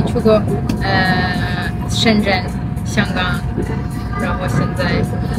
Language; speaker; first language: Chinese; non-native, learner; Russian